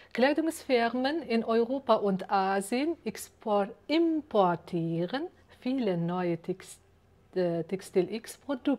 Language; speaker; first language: German; non-native, fluent; Uzbek